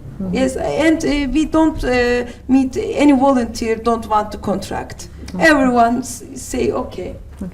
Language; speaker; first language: English; non-native, learner; Turkish